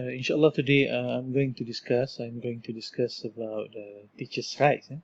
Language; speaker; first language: English; non-native, local second language; Malay